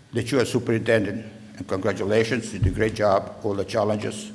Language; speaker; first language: English; non-native, learner; Serbian